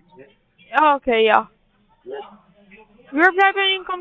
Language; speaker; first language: German; non-native, learner; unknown